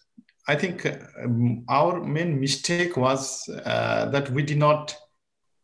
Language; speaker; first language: English; non-native, local second language; Nepali